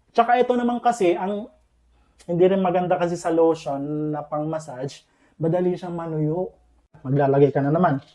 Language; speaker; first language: Filipino; non-native, local second language; Iloko